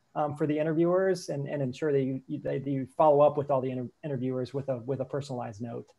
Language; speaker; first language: English; native; English